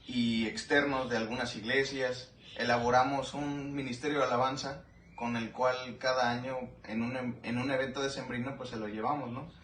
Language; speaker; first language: Spanish; native; Spanish